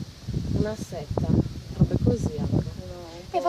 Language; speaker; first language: Italian; native; Italian